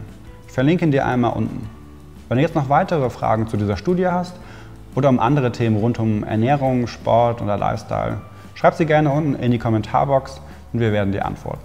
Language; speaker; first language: German; native; German